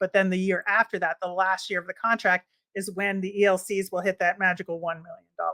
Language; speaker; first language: English; native; English